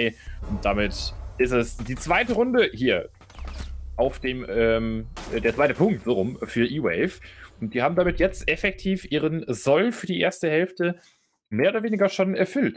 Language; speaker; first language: German; native; German